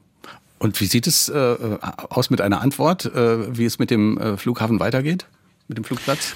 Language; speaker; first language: German; native; German